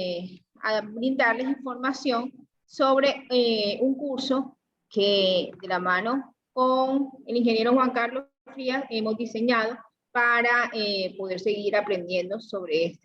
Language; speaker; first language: Spanish; native; Spanish